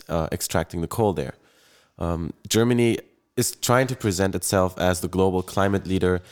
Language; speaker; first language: English; non-native, fluent; German